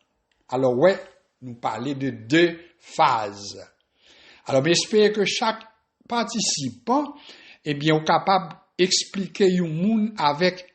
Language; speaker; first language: French; non-native, local second language; Haitian Creole